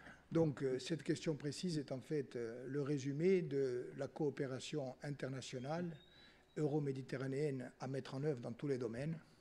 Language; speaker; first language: French; native; French